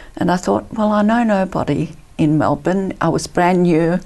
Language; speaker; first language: English; early bilingual, other home language; Italian